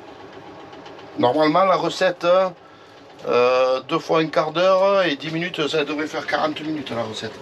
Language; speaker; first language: French; native; French